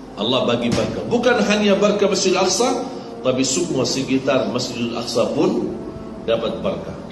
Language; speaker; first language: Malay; non-native, fluent; Arabic